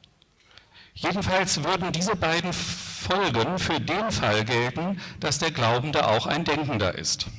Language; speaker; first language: German; native; German